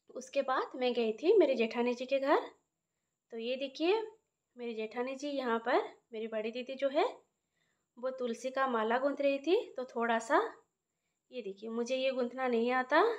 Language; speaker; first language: Hindi; non-native, local second language; Odia